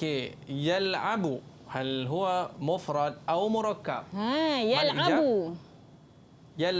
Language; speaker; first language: Arabic; non-native, learner; Malay